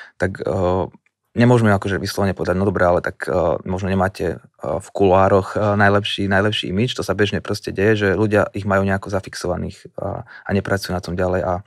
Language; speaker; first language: Slovak; native; Slovak